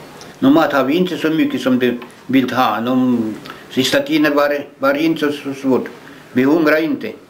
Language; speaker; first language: Swedish; early bilingual, heritage; Swedish